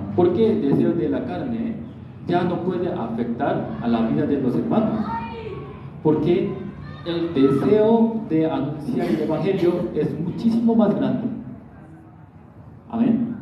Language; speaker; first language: Spanish; non-native, learner; Korean